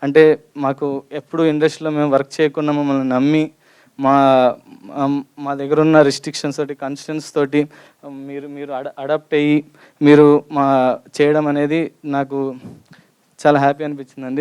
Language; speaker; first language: Telugu; native; Telugu